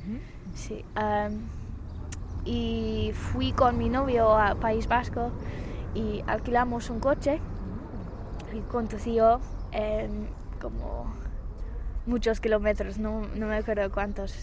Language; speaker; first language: Spanish; non-native, fluent; English